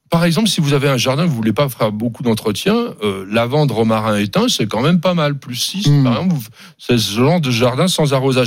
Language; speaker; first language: French; native; French